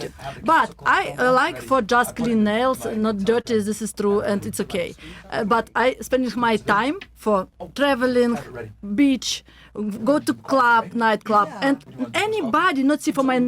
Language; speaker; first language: English; non-native, learner; Russian